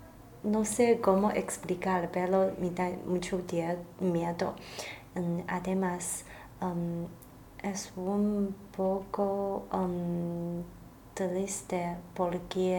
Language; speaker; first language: Spanish; non-native, learner; Chinese